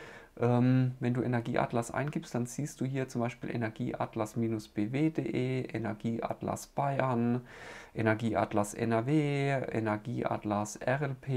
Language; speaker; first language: German; native; German